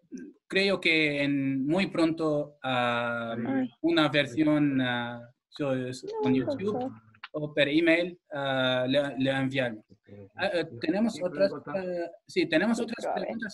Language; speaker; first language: Spanish; non-native, fluent; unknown